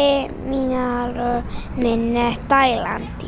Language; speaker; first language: Finnish; early bilingual, heritage; Finnish